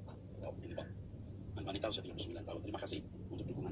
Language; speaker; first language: Indonesian; native; Indonesian